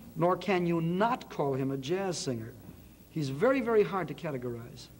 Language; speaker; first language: English; native; English